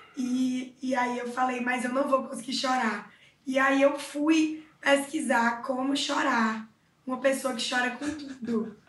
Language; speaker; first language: Portuguese; native; Portuguese